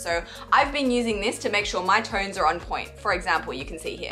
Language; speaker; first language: English; native; English